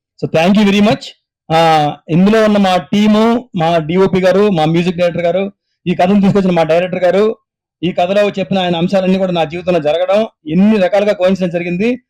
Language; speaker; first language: Telugu; native; Telugu